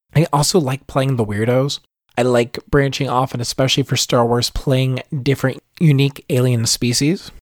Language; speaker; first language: English; native; English